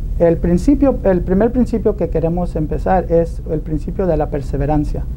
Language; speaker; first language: Spanish; early bilingual, heritage; Spanish